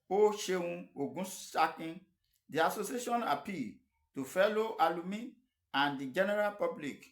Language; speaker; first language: English; non-native, local second language; Yoruba